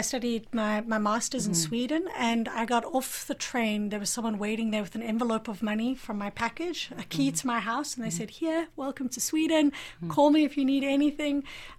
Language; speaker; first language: English; native; English